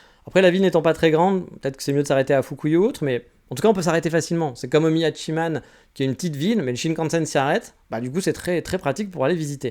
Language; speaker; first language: French; native; French